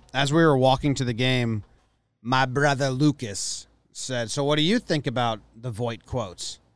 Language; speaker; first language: English; early bilingual, other home language; Italian